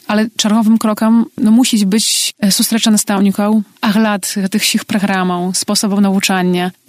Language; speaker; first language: Belarusian; native; Belarusian